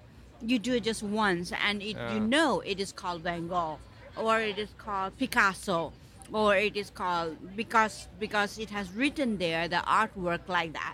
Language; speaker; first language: English; non-native, local second language; Bangla